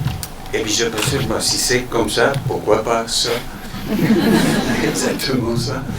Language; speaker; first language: French; non-native, fluent; Danish